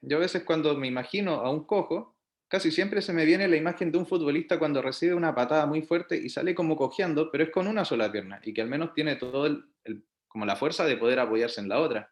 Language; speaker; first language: Spanish; native; Spanish